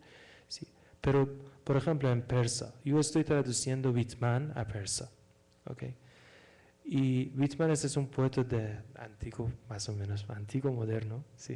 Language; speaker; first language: Spanish; non-native, fluent; Persian